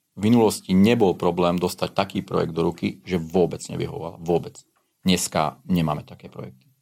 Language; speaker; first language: Slovak; non-native, local second language; Hungarian